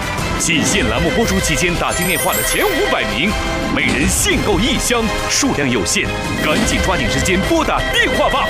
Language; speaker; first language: Chinese; native; Chinese